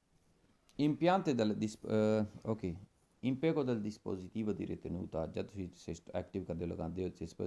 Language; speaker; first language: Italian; non-native, learner; Punjabi